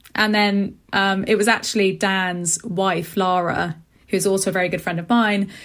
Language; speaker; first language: English; native; English